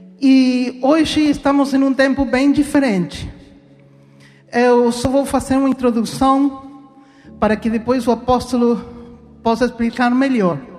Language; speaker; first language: Portuguese; non-native, fluent; Spanish